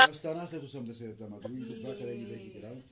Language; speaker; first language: Bulgarian; native; Bulgarian